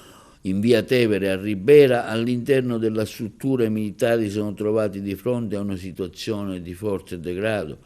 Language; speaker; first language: Italian; native; Italian